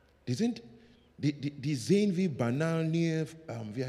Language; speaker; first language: German; non-native, learner; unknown